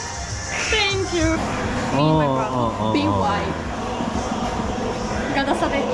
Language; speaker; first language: English; non-native, learner; Russian